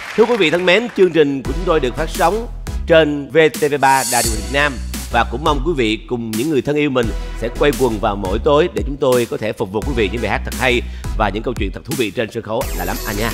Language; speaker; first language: Vietnamese; native; Vietnamese